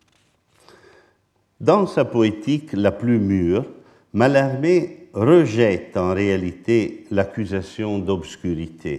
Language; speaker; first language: French; non-native, fluent; Italian